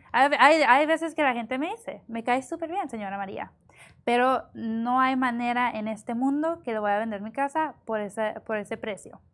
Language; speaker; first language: Spanish; early bilingual, heritage; Spanish